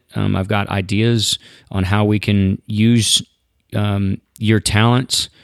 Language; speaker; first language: English; native; English